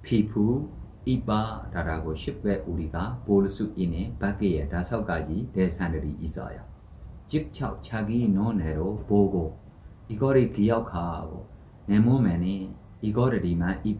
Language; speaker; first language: Korean; non-native, learner; Burmese